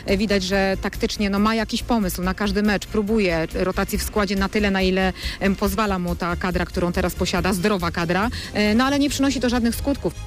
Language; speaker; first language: Polish; native; Polish